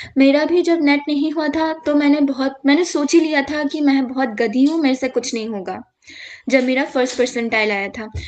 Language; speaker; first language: Hindi; non-native, local second language; Assamese